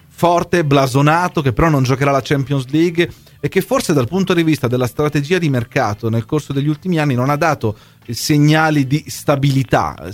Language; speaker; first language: Italian; native; Italian